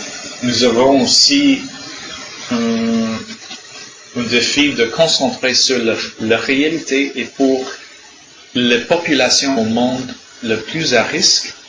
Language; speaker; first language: French; non-native, learner; English